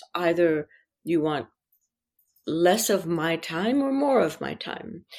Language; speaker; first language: English; early bilingual, other home language; French